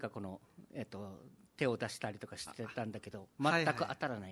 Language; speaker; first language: Japanese; native; Japanese